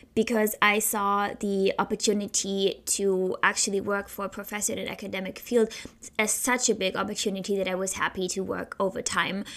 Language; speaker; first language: English; non-native, fluent; German